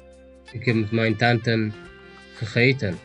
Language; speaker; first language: Dutch; non-native, fluent; Tigrinya